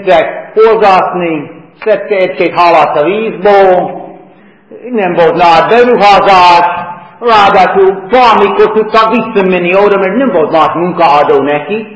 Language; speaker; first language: Hungarian; non-native, fluent; English